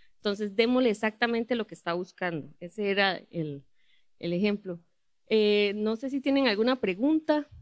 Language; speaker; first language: Spanish; native; Spanish